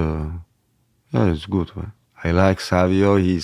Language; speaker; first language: English; non-native, learner; Czech